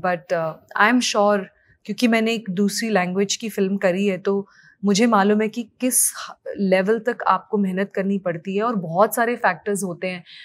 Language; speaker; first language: Hindi; non-native, local second language; Punjabi